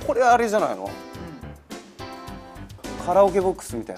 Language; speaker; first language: Japanese; native; Japanese